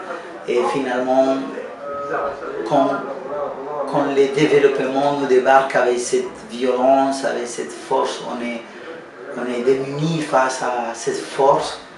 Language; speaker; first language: French; non-native, fluent; Spanish